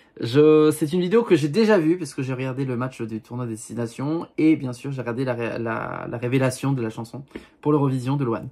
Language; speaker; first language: French; native; French